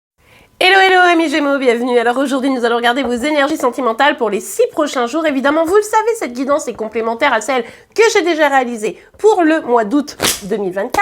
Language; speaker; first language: French; native; French